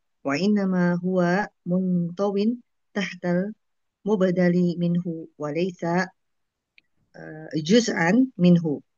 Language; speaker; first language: Arabic; non-native, learner; Indonesian